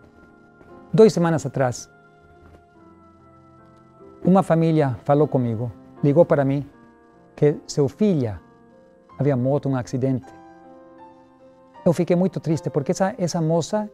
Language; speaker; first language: Portuguese; non-native, learner; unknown